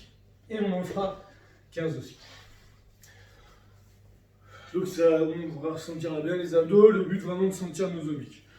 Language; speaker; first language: French; native; French